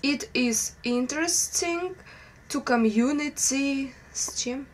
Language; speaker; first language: English; non-native, learner; Russian